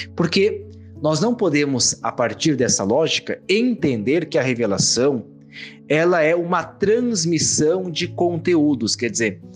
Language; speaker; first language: Portuguese; native; Portuguese